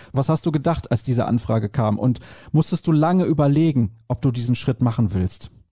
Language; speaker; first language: German; native; German